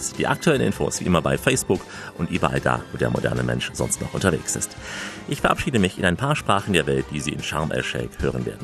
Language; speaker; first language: German; native; German